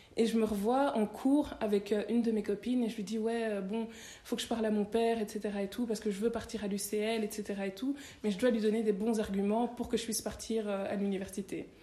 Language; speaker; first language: French; native; French